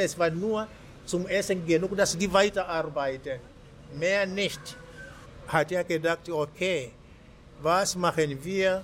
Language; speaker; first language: German; non-native, fluent; Swahili